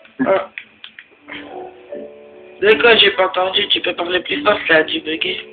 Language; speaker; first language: French; native; French